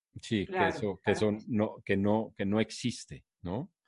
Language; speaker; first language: Spanish; native; Spanish